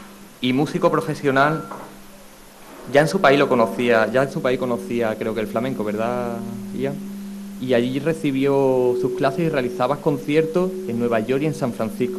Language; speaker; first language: Spanish; native; Spanish